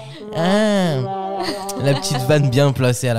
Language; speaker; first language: French; native; French